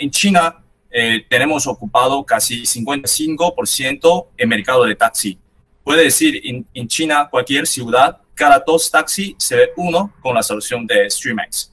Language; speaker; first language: Spanish; non-native, fluent; Chinese